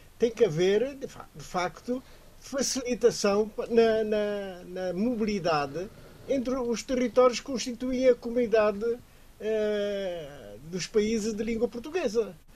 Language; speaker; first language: Portuguese; native; Portuguese